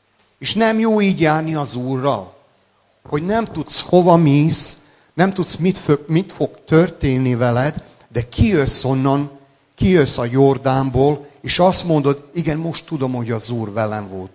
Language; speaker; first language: Hungarian; non-native, local second language; Serbian